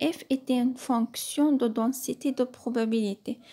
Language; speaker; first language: French; non-native, local second language; Arabic